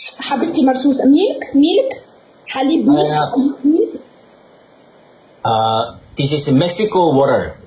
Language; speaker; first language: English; non-native, learner; Arabic